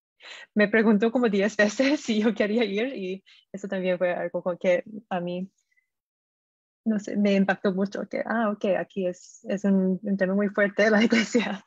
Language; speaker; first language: Spanish; non-native, fluent; English